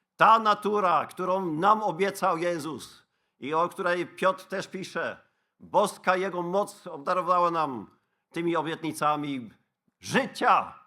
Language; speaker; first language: Polish; non-native, fluent; Dutch